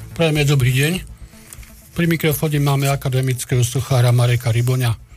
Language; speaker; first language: Slovak; native; Slovak